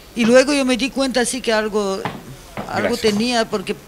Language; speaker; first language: Spanish; non-native, fluent; Romanian